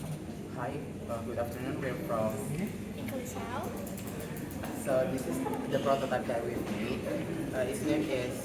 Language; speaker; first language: English; non-native, learner; Indonesian